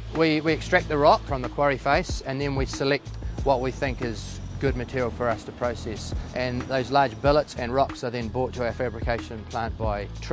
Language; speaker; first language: English; native; English